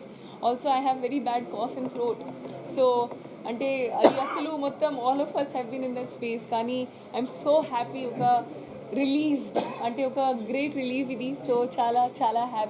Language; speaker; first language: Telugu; non-native, learner; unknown